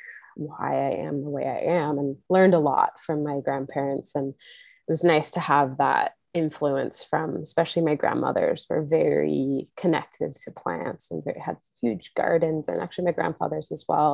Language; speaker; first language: English; native; English